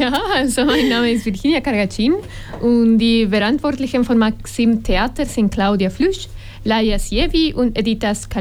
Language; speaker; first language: German; non-native, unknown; Spanish